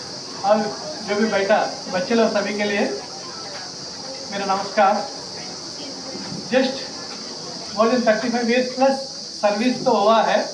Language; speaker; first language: Hindi; non-native, local second language; Telugu